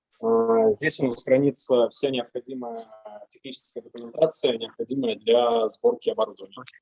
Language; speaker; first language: Russian; native; Russian